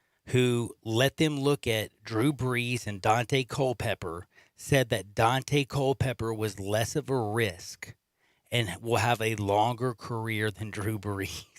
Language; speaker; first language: English; native; English